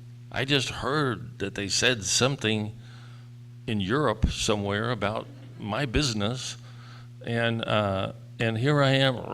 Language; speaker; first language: English; native; English